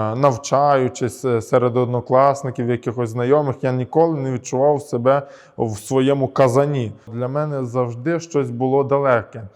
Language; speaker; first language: Ukrainian; early bilingual, heritage; Ukrainian